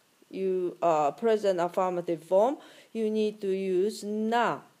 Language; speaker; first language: English; non-native, fluent; Japanese